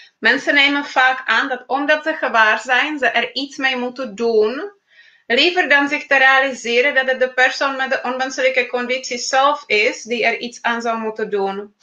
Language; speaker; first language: Dutch; non-native, fluent; Czech